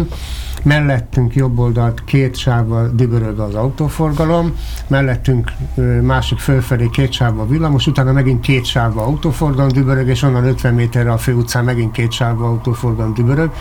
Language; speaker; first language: Hungarian; native; Hungarian